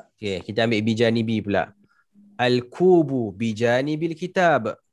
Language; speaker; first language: Arabic; non-native, fluent; Malay